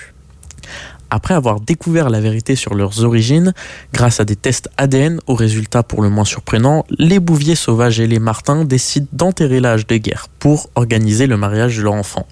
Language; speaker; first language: French; native; French